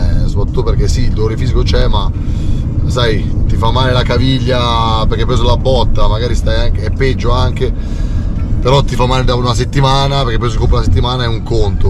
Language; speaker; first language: Italian; native; Italian